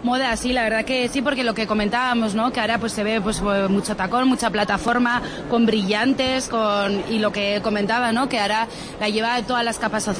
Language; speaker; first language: Spanish; native; Spanish